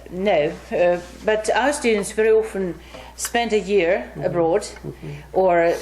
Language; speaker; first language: English; non-native, fluent; Finnish